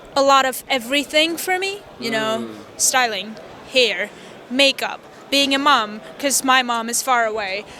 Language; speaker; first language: English; non-native, fluent; Armenian